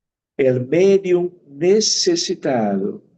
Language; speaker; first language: Spanish; non-native, fluent; Portuguese